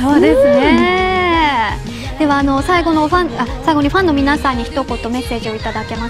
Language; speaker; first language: Japanese; native; Japanese